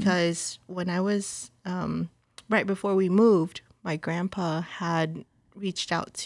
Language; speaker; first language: English; early bilingual, other home language; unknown